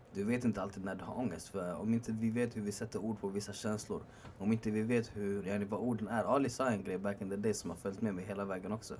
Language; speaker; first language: Swedish; early bilingual, other home language; Arabic